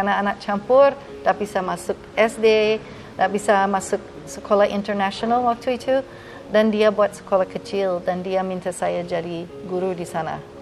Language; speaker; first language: Indonesian; non-native, fluent; English